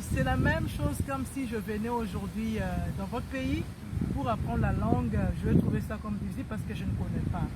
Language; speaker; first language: French; native; French